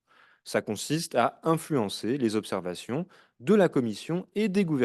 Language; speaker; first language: French; native; French